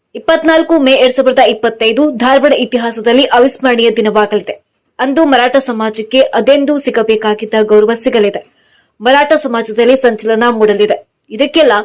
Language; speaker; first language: Kannada; native; Kannada